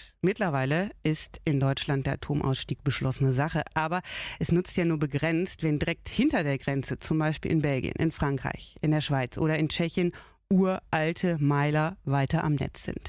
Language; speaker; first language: German; native; German